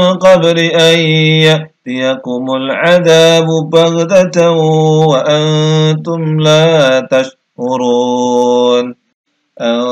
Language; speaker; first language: Arabic; non-native, learner; Indonesian